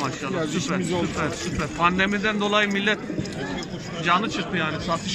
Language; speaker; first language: Turkish; native; Turkish